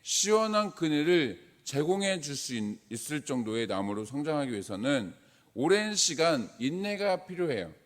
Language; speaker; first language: Korean; native; Korean